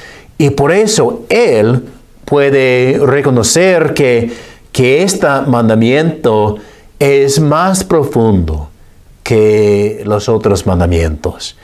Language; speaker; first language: Spanish; non-native, fluent; English